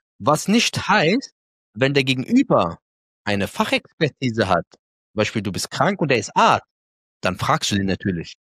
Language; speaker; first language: German; early bilingual, other home language; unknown